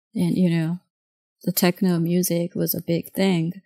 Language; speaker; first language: English; non-native, fluent; Japanese